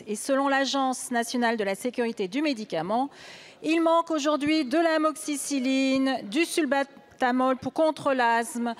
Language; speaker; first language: French; native; French